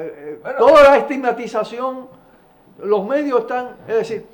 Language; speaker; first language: Spanish; native; Spanish